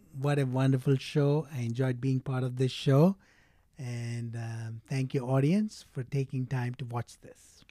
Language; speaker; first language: English; non-native, local second language; Telugu